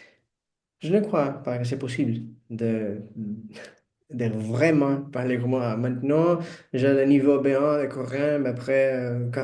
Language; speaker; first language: French; non-native, learner; Portuguese